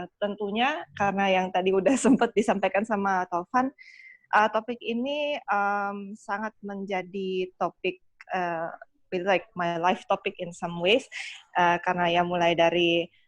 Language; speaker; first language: Indonesian; early bilingual, other home language; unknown